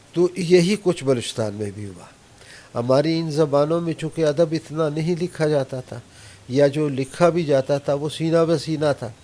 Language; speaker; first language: Urdu; non-native, local second language; Brahui